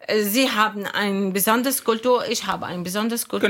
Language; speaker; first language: German; non-native, learner; Arabic